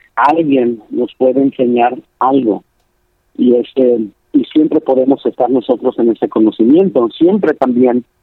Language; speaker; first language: Spanish; early bilingual, heritage; Spanish